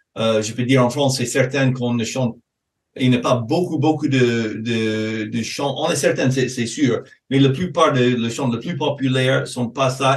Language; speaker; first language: French; non-native, fluent; English